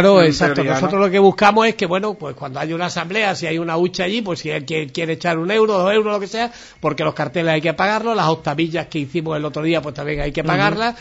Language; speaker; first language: Spanish; native; Spanish